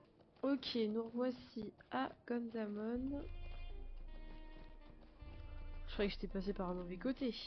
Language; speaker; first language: French; native; French